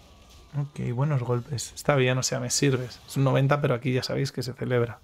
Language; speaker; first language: Spanish; native; Spanish